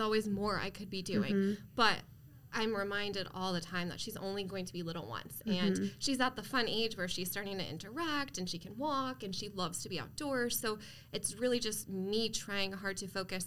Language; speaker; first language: English; native; English